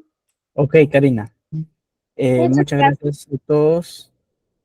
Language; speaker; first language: Spanish; native; Spanish